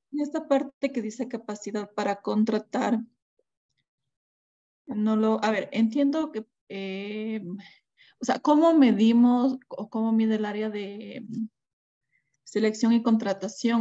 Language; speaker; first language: Spanish; native; Spanish